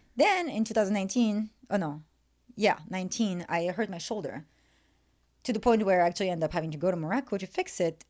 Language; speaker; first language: English; non-native, fluent; French